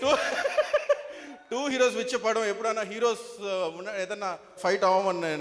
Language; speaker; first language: Tamil; non-native, learner; Telugu